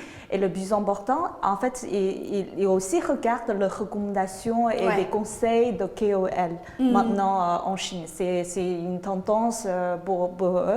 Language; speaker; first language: French; non-native, fluent; Chinese